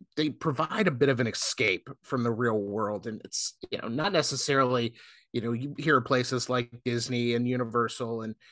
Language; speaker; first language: English; native; English